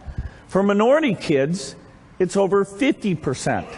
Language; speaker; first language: English; native; English